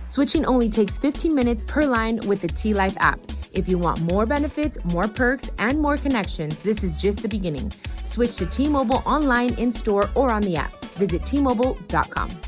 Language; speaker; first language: English; early bilingual, other home language; Spanish